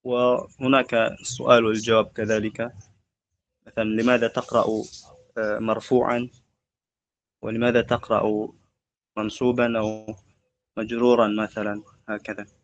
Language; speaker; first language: Arabic; non-native, fluent; Indonesian